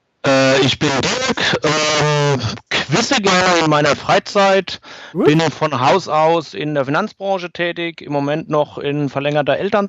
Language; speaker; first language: German; native; German